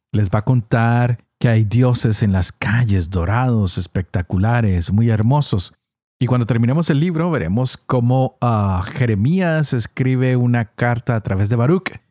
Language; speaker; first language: Spanish; native; Spanish